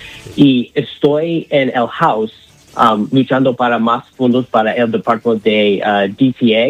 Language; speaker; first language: Spanish; non-native, learner; English